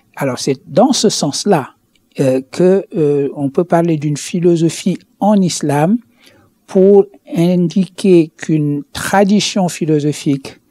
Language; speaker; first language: French; non-native, local second language; Wolof